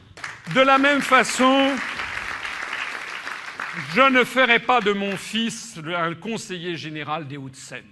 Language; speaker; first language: French; native; French